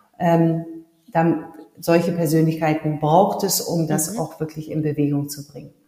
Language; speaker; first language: German; early bilingual, heritage; German